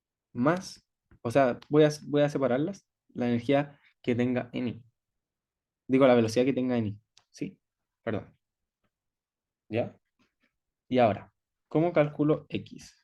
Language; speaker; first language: Spanish; native; Spanish